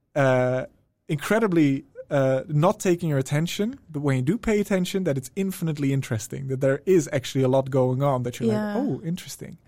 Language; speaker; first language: English; non-native, fluent; Dutch